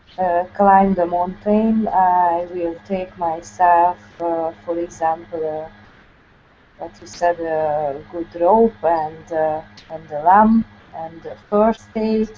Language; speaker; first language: English; non-native, learner; Hungarian